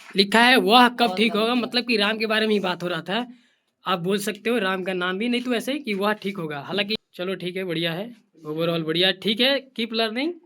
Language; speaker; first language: Hindi; native; Hindi